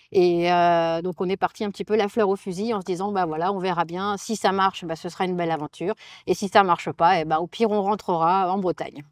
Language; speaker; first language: French; native; French